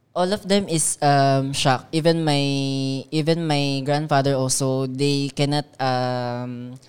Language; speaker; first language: English; non-native, local second language; Filipino